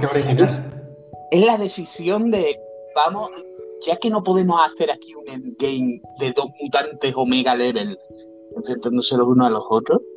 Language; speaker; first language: Spanish; native; Spanish